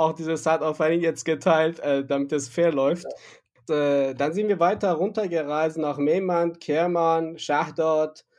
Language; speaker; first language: German; non-native, fluent; Persian